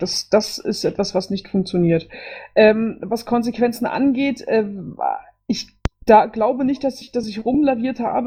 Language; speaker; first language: German; native; German